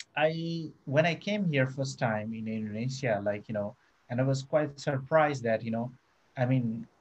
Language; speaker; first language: English; non-native, local second language; Nepali